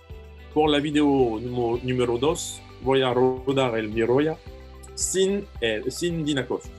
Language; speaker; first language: Spanish; non-native, fluent; French